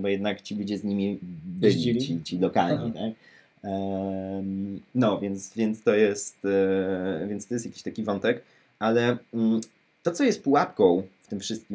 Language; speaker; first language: Polish; native; Polish